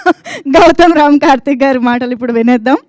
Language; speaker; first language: Telugu; native; Telugu